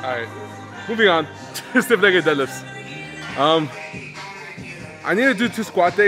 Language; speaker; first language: English; native; English